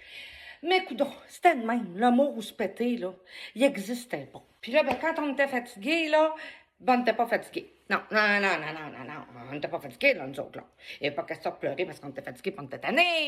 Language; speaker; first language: French; native; French